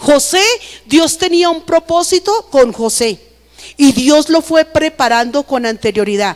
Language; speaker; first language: Spanish; native; Spanish